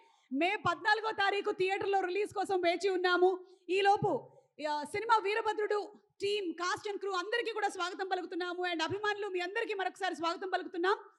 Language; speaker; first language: Telugu; native; Telugu